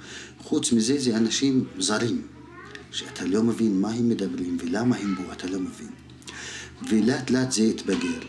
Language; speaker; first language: Hebrew; non-native, local second language; Arabic